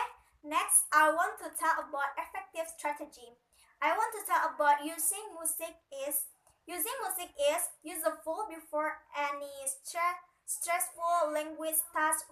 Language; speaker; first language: English; non-native, learner; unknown